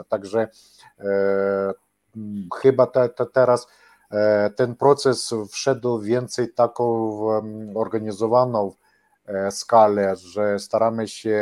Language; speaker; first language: Polish; non-native, learner; Ukrainian